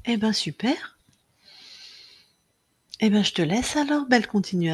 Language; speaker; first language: French; native; French